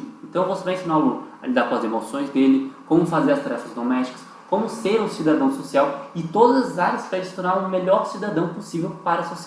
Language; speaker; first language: Portuguese; native; Portuguese